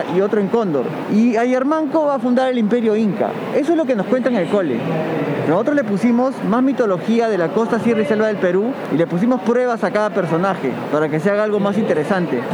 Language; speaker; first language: Spanish; native; Spanish